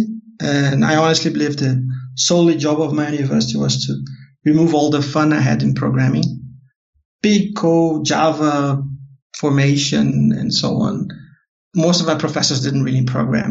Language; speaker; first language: English; non-native, fluent; Portuguese